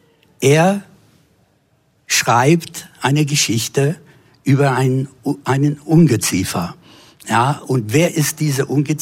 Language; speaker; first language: German; non-native, fluent; English